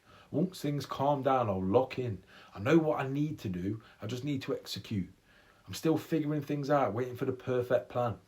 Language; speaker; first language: English; native; English